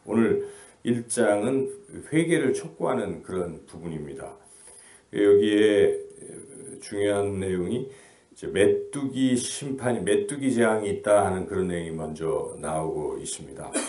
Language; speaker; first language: Korean; native; Korean